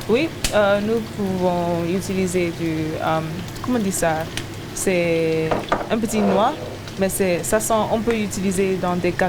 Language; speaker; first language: French; non-native, learner; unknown